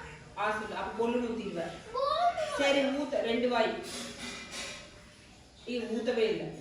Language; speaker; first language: Tamil; native; Tamil